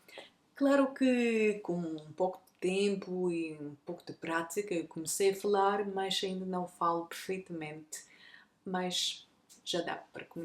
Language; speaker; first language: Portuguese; non-native, learner; Russian